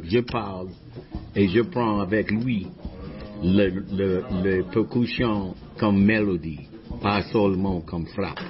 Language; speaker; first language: French; non-native, fluent; English